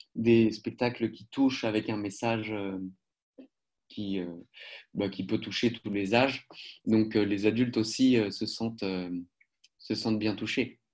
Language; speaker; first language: French; native; French